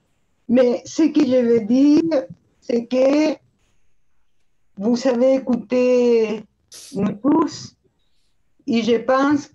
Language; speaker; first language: French; non-native, fluent; Spanish